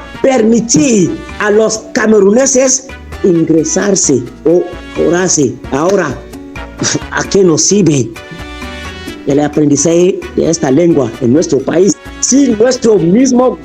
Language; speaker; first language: Spanish; non-native, fluent; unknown